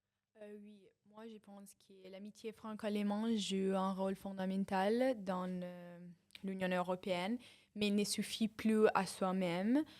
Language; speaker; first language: French; non-native, fluent; Italian